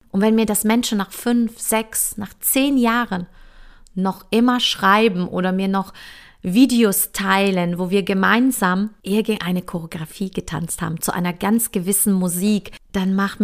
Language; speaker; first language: German; early bilingual, other home language; Polish